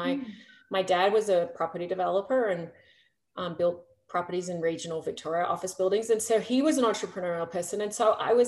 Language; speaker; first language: English; native; English